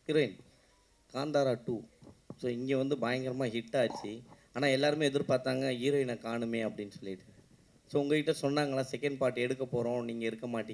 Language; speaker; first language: Tamil; native; Tamil